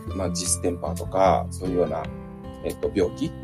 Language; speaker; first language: Japanese; native; Japanese